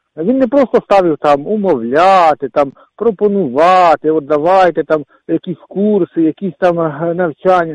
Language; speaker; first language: Ukrainian; non-native, local second language; Russian